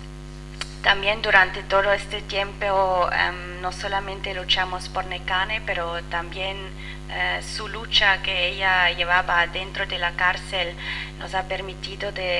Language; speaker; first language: Spanish; non-native, fluent; French